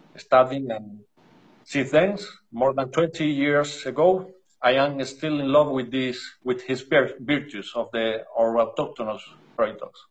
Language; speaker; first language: English; non-native, learner; Spanish